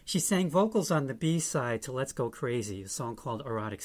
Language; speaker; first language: English; native; English